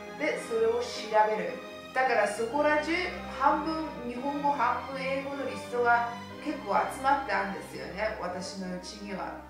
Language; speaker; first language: Japanese; early bilingual, heritage; Japanese